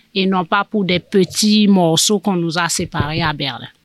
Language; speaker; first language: French; native; French